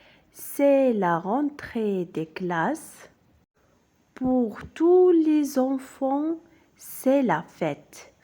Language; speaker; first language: French; non-native, local second language; Arabic